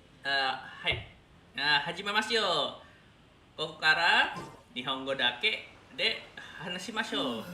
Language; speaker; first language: Japanese; non-native, learner; Indonesian